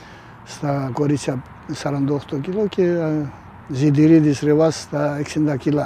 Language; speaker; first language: Greek; early bilingual, heritage; Greek